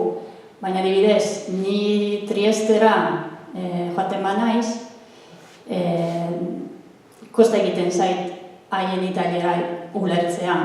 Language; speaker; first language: Basque; non-native, fluent; Italian